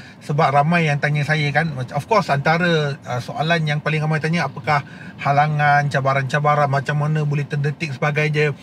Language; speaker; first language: Malay; non-native, local second language; Chinese